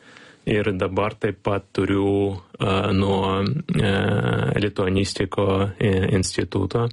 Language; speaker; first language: Lithuanian; non-native, learner; Ukrainian